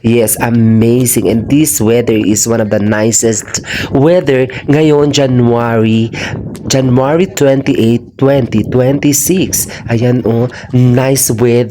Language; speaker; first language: English; non-native, local second language; Filipino